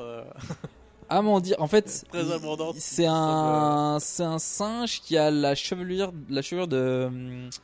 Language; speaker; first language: French; native; French